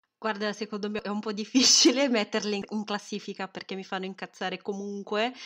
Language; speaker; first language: Italian; non-native, fluent; Portuguese